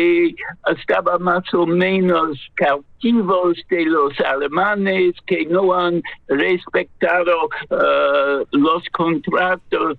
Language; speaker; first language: Spanish; non-native, fluent; English